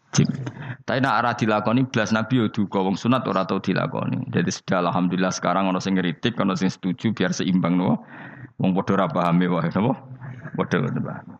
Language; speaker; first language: Indonesian; non-native, local second language; Javanese